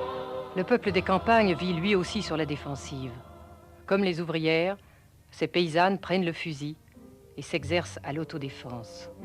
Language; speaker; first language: French; native; French